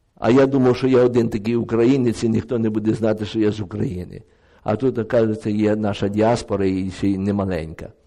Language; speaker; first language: Ukrainian; non-native, local second language; Russian